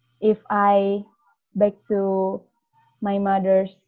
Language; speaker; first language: English; non-native, learner; Indonesian